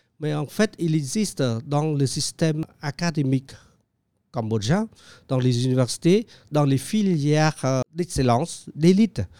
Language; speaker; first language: French; non-native, fluent; Khmer